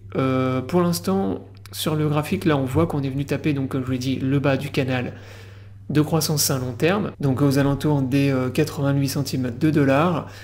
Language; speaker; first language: French; native; French